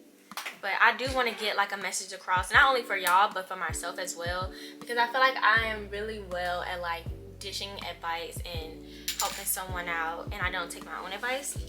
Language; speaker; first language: English; native; English